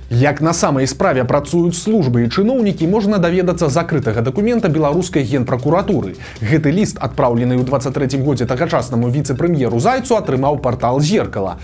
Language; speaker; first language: Belarusian; native; Belarusian